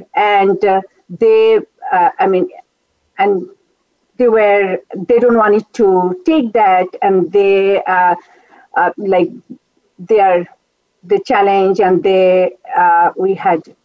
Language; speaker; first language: English; non-native, local second language; Bangla